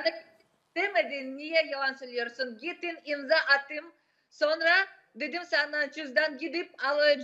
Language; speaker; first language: Turkish; non-native, learner; Russian